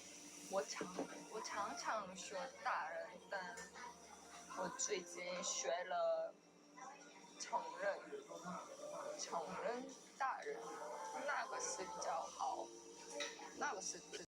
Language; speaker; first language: Chinese; non-native, learner; Korean